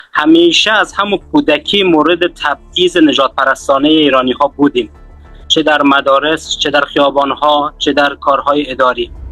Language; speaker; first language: Persian; native; Persian